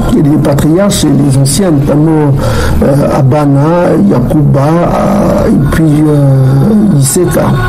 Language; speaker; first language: French; non-native, local second language; Kongo